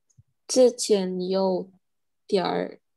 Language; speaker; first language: Chinese; non-native, learner; Indonesian